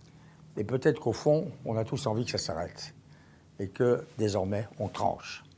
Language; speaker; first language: French; native; French